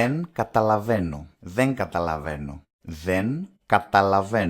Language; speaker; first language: Greek; non-native, learner; English